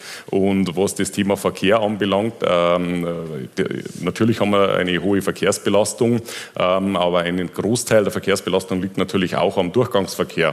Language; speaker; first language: German; native; German